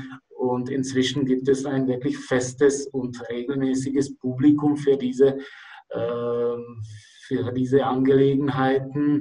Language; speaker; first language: German; non-native, fluent; Czech